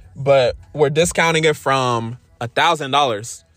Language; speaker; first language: English; native; English